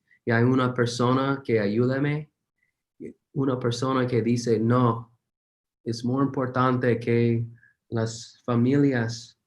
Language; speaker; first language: Spanish; non-native, learner; English